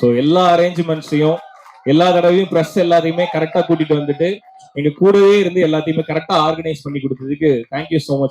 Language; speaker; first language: Tamil; native; Tamil